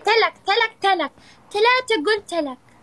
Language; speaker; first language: Arabic; non-native, learner; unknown